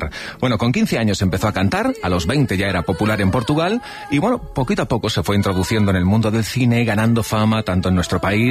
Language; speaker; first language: Spanish; native; Spanish